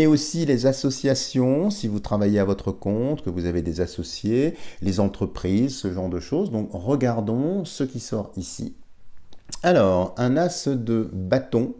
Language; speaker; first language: French; native; French